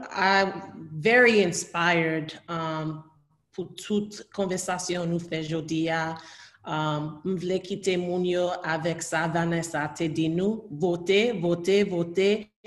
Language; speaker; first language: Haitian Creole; early bilingual, heritage; Haitian Creole